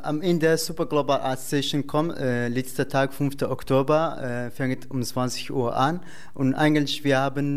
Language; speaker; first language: German; non-native, learner; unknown